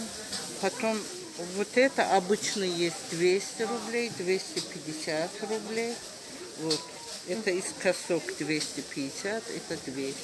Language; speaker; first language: Russian; non-native, learner; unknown